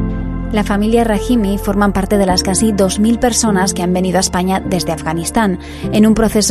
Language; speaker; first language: Spanish; native; Spanish